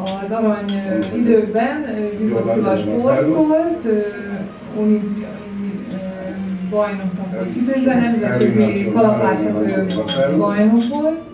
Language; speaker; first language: Hungarian; non-native, learner; Italian